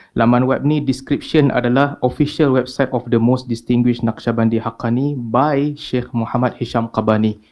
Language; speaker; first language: Malay; native; Malay